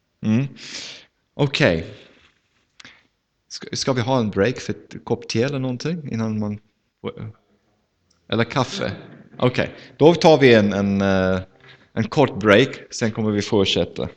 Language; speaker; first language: Swedish; non-native, fluent; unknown